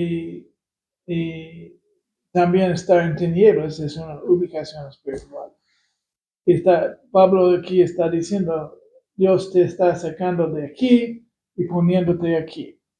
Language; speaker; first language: Spanish; non-native, fluent; English